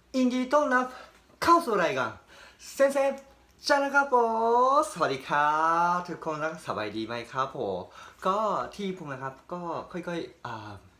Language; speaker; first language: Thai; non-native, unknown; Japanese